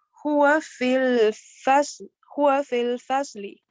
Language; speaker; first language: Arabic; non-native, learner; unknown